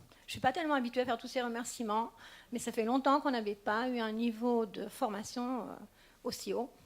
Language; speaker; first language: French; native; French